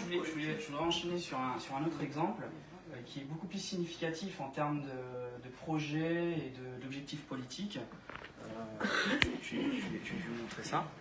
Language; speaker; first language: French; native; French